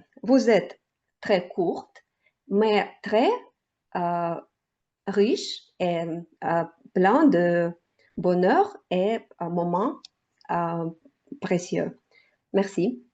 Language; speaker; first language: French; non-native, learner; Russian